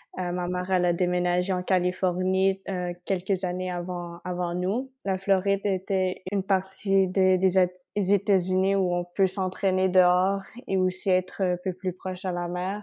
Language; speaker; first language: French; non-native, local second language; Spanish